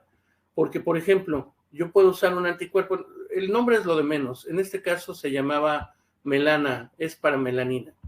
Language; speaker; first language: Spanish; native; Spanish